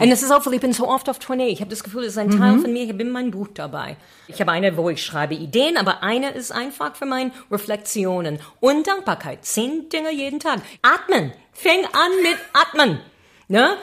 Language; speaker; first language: German; non-native, fluent; English